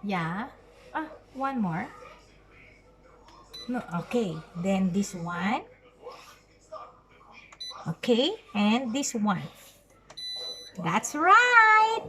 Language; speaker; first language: English; non-native, learner; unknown